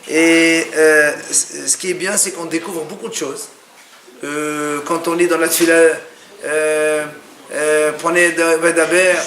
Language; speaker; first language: French; native; French